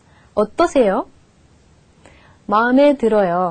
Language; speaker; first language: Korean; non-native, fluent; Russian